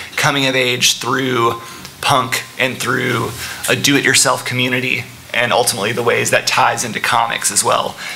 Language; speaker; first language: English; native; English